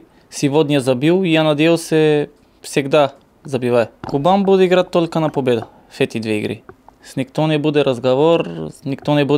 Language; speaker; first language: Russian; non-native, learner; Bulgarian